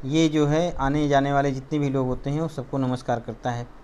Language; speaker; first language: Hindi; non-native, local second language; Marathi